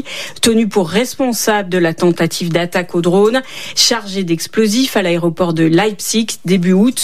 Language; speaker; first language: French; native; French